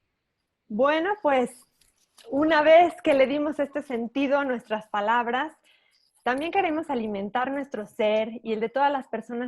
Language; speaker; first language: Spanish; native; Spanish